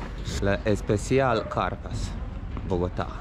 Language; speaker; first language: Spanish; non-native, learner; Croatian